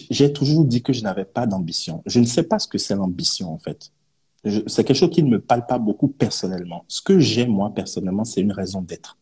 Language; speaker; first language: French; non-native, local second language; Yoruba